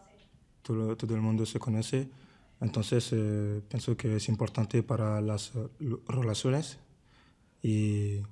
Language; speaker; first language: Spanish; non-native, learner; French